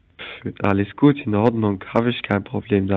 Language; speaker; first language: German; non-native, fluent; Arabic